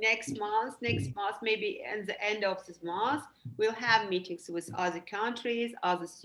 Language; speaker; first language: English; non-native, fluent; Azerbaijani